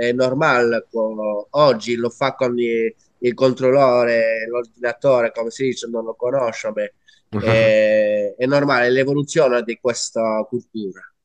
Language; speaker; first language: Italian; non-native, learner; French